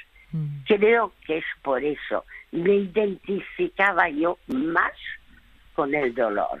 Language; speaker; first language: Spanish; early bilingual, other home language; French